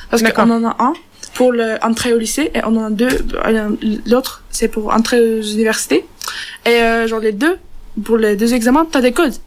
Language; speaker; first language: French; non-native, learner; Turkish